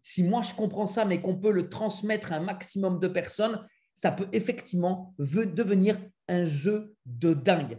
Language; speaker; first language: French; native; French